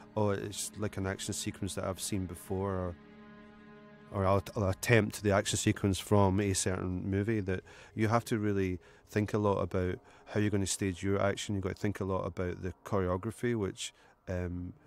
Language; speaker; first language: English; native; English